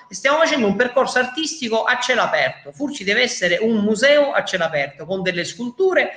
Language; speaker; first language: Italian; early bilingual, heritage; Italian